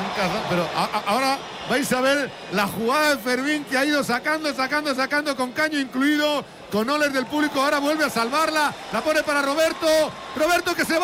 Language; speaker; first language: Spanish; native; Spanish